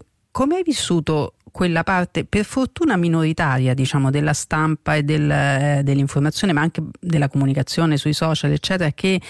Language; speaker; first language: Italian; native; Italian